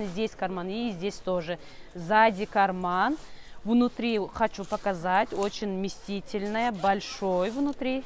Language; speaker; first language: Russian; non-native, learner; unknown